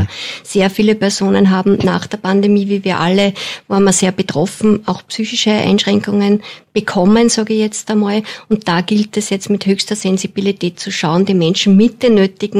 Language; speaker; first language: German; native; German